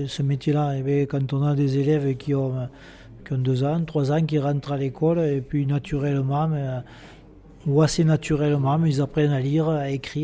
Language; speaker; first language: French; native; French